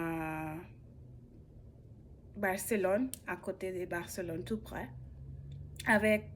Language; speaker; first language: French; non-native, learner; English